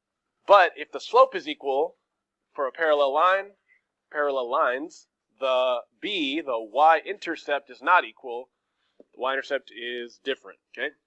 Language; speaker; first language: English; native; English